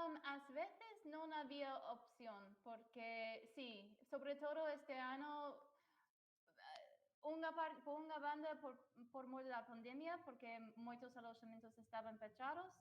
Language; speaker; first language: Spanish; non-native, fluent; English